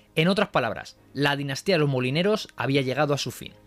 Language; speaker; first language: Spanish; native; Spanish